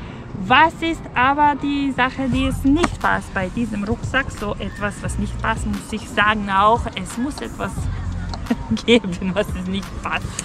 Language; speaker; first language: German; non-native, fluent; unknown